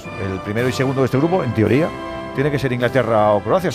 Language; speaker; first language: Spanish; native; Spanish